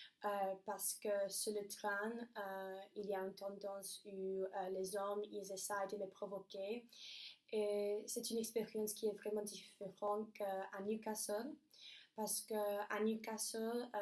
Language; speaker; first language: French; non-native, learner; English